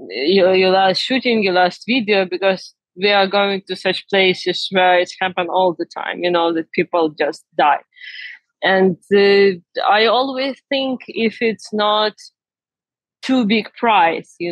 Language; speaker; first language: English; non-native, learner; Ukrainian